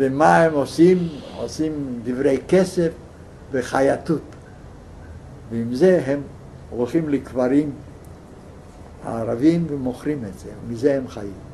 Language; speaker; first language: Hebrew; non-native, fluent; Yiddish